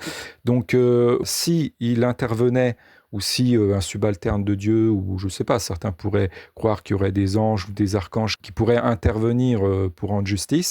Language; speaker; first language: French; native; French